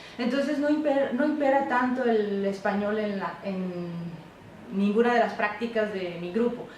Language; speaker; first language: Spanish; non-native, local second language; Zapotec